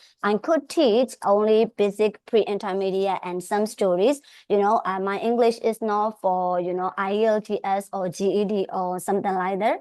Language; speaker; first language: English; non-native, fluent; Burmese